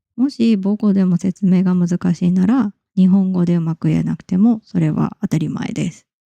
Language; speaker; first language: Japanese; native; Japanese